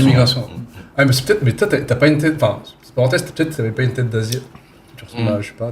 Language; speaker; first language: French; native; French